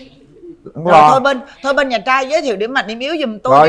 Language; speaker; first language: Vietnamese; native; Vietnamese